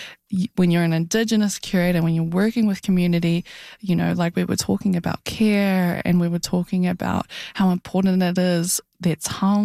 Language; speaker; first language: English; native; English